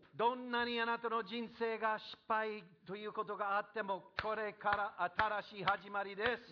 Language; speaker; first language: Japanese; non-native, fluent; English